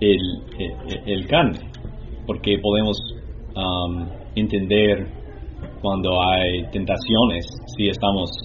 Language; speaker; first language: Spanish; non-native, learner; English